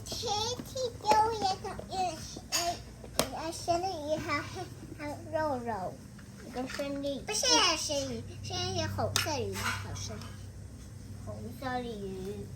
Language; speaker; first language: Chinese; early bilingual, heritage; Chinese